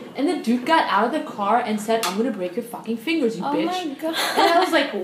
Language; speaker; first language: English; early bilingual, other home language; German